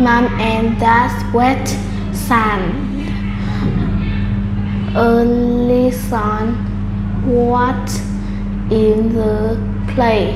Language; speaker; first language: English; non-native, learner; Vietnamese